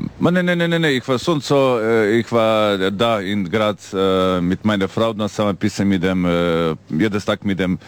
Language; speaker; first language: German; non-native, fluent; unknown